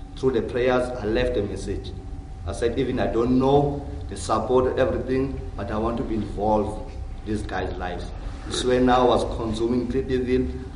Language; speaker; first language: English; non-native, local second language; Xhosa